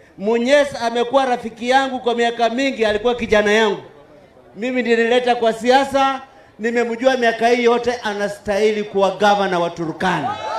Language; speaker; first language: Swahili; non-native, local second language; Luyia